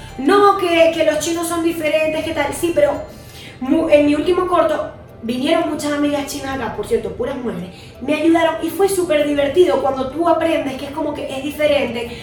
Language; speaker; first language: Spanish; native; Spanish